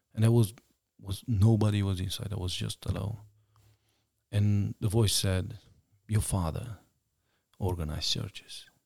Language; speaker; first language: English; non-native, fluent; Romanian